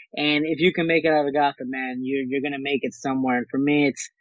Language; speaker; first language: English; native; English